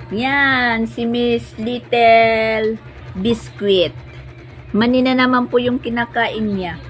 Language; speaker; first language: Filipino; native; Filipino